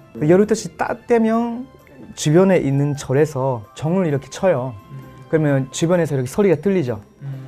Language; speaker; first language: Korean; non-native, fluent; Japanese